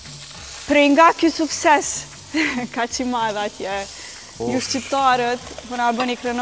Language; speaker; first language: Albanian; native; Albanian